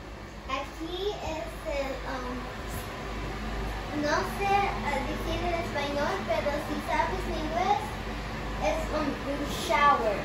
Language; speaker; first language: Spanish; early bilingual, heritage; English